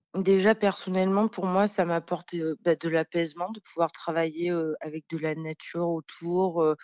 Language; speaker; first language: French; native; French